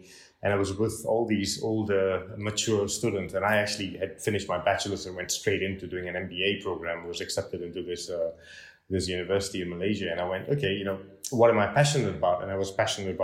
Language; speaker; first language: English; non-native, local second language; Tamil